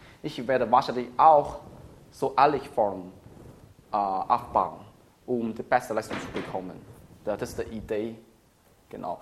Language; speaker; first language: German; non-native, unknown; Chinese